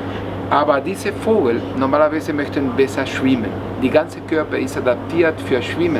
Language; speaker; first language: German; non-native, learner; Spanish